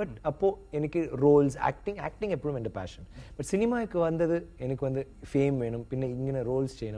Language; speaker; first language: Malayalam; non-native, learner; Tamil